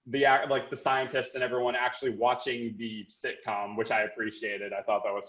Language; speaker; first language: English; native; English